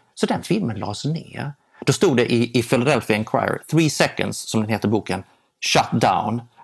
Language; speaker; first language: Swedish; native; Swedish